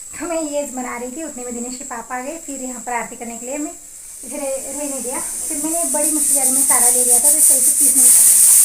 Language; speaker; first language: Hindi; non-native, local second language; Marathi